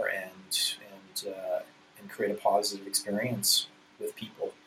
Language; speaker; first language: English; native; English